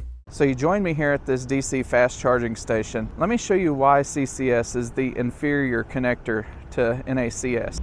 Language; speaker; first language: English; native; English